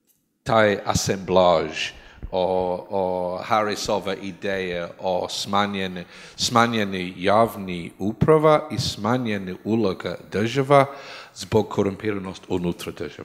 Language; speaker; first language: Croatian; non-native, learner; English